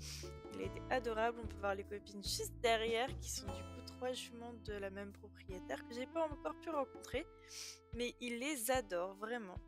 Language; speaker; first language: French; native; French